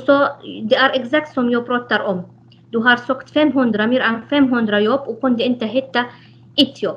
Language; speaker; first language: Swedish; non-native, fluent; Arabic